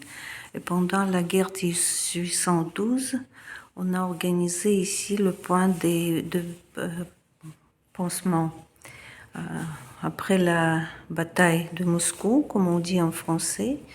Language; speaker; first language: French; non-native, fluent; Russian